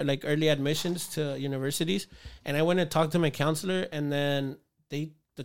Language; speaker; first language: English; early bilingual, other home language; Spanish